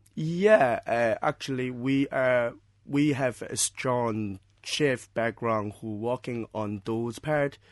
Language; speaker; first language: English; non-native, learner; Chinese